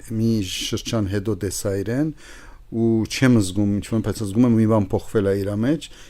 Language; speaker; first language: Armenian; native; Armenian